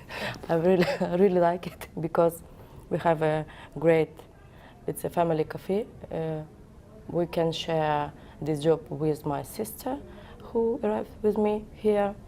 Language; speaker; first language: English; non-native, learner; Ukrainian